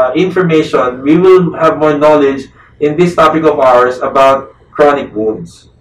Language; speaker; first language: English; non-native, local second language; Filipino